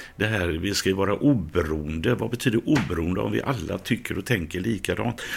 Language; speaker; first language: Swedish; native; Swedish